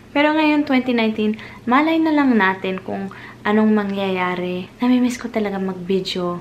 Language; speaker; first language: Filipino; non-native, fluent; English